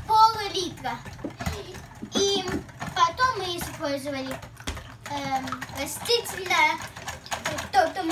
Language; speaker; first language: Russian; early bilingual, heritage; Russian